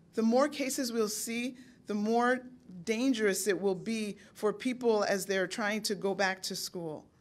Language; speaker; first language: English; native; English